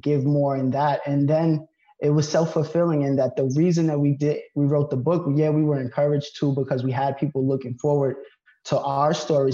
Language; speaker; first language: English; native; English